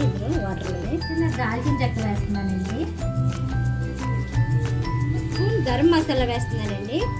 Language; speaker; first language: Telugu; native; Telugu